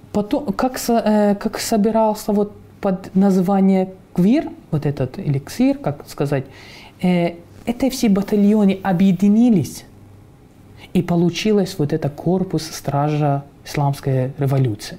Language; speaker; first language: Russian; non-native, fluent; Persian